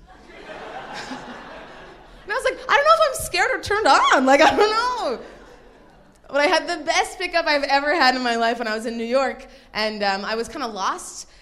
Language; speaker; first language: English; native; English